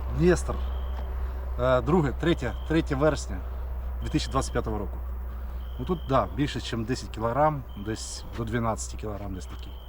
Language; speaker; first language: Ukrainian; non-native, local second language; Russian